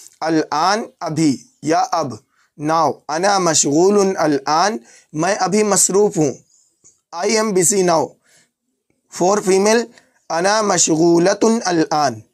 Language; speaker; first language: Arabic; non-native, fluent; Urdu